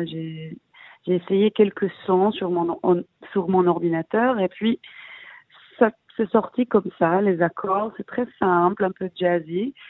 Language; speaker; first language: French; early bilingual, heritage; Hebrew